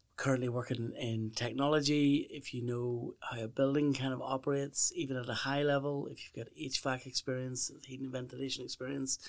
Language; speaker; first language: English; native; English